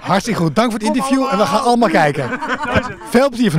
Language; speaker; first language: Dutch; native; Dutch